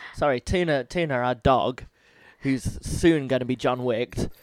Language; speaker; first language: English; native; English